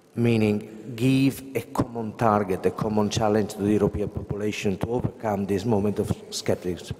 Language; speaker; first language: English; non-native, fluent; Italian